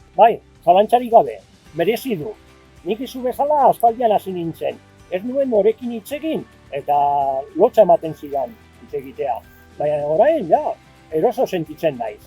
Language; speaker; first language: Basque; non-native, local second language; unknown